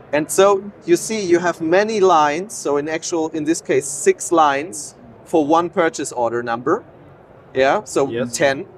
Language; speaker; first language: English; non-native, fluent; German